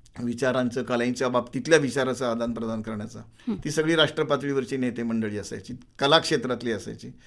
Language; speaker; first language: Marathi; native; Marathi